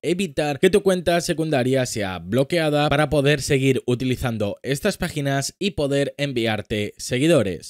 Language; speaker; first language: Spanish; native; Spanish